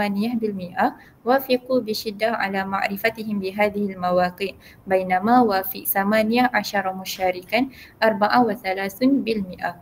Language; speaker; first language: Arabic; non-native, learner; Malay